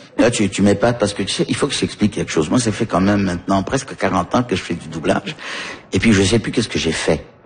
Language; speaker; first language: French; early bilingual, heritage; French